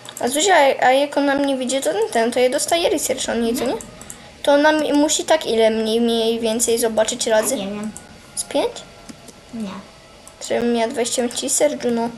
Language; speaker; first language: Polish; native; Polish